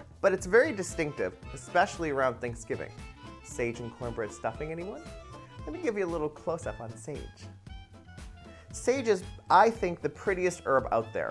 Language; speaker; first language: English; native; English